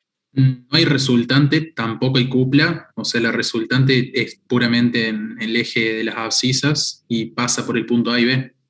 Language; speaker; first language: Spanish; native; Spanish